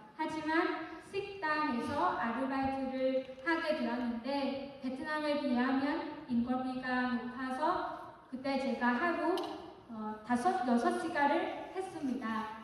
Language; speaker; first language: Korean; non-native, fluent; Vietnamese